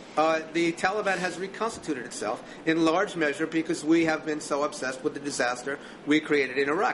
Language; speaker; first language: English; native; English